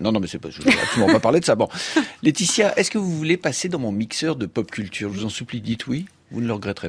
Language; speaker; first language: French; native; French